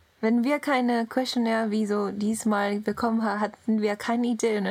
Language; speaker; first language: German; non-native, learner; Japanese